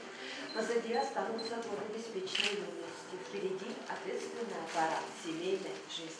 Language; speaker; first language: Russian; native; Russian